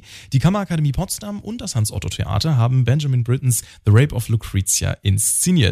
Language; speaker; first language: German; native; German